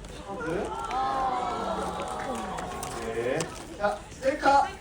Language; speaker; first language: Korean; native; Korean